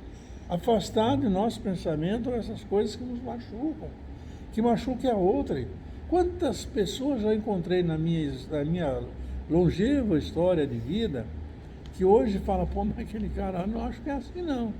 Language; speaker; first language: Portuguese; native; Portuguese